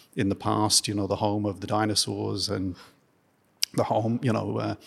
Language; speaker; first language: English; native; English